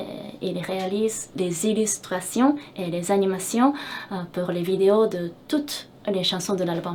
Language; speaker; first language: French; non-native, fluent; Japanese